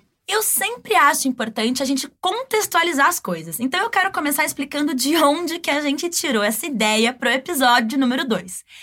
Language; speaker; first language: Portuguese; native; Portuguese